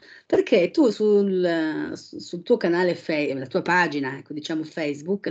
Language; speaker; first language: Italian; native; Italian